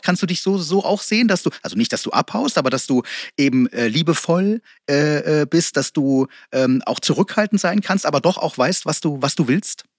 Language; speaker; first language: German; native; German